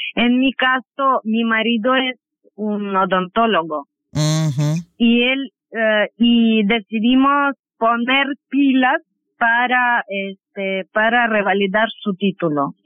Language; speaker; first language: Spanish; non-native, fluent; Armenian